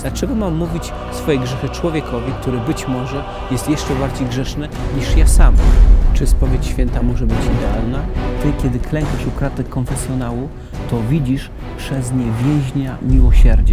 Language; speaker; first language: Polish; native; Polish